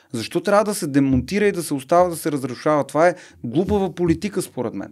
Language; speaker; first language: Bulgarian; native; Bulgarian